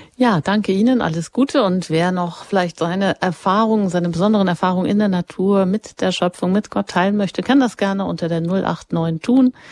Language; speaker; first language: German; native; German